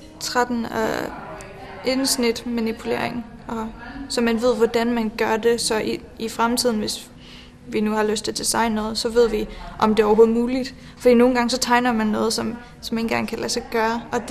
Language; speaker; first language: Danish; non-native, fluent; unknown